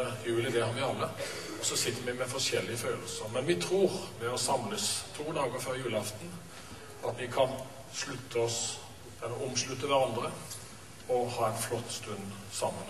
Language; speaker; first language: Norwegian; native; Norwegian